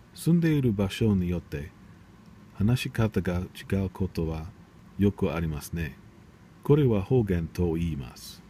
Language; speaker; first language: Japanese; non-native, learner; English